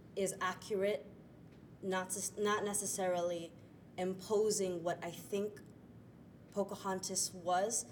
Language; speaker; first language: English; native; English